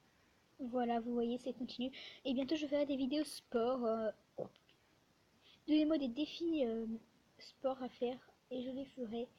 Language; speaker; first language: French; native; French